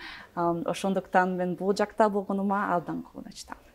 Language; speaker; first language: Kyrgyz; non-native, learner; English